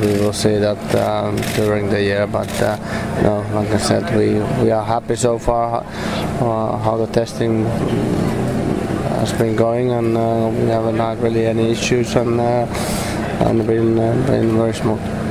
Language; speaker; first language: English; non-native, fluent; Finnish